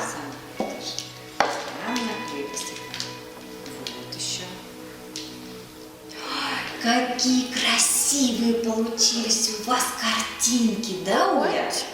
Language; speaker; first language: Russian; native; Russian